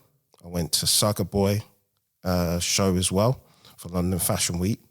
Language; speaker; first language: English; native; English